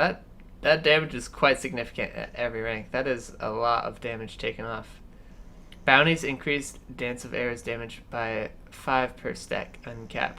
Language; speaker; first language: English; native; English